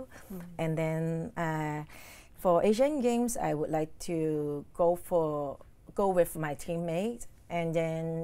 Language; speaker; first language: English; non-native, learner; Cantonese